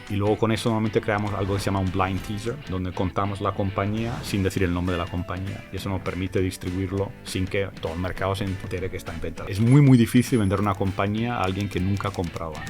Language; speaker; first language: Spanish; non-native, fluent; English